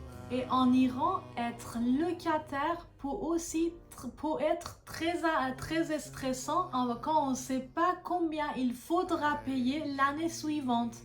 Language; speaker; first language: French; non-native, fluent; Persian